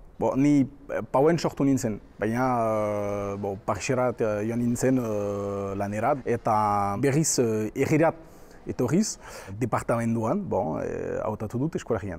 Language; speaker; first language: Basque; non-native, local second language; French